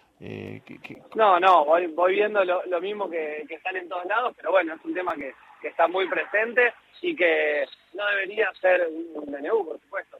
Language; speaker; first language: Spanish; native; Spanish